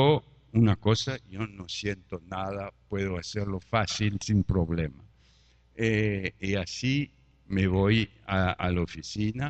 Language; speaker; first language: Spanish; non-native, fluent; French